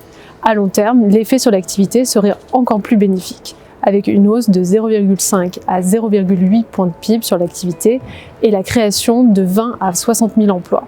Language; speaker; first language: French; native; French